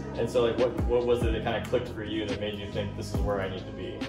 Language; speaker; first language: English; native; English